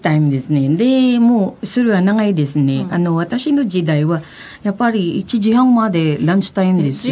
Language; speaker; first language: Japanese; non-native, fluent; Filipino